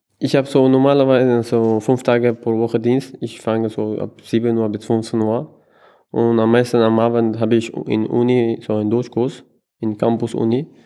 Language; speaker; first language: German; non-native, learner; Persian